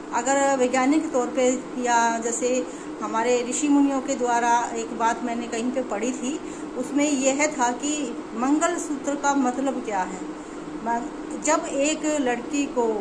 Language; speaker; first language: Hindi; native; Hindi